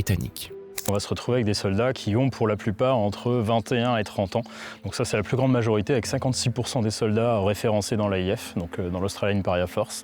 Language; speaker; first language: French; native; French